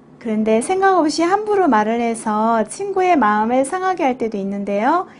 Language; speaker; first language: Korean; native; Korean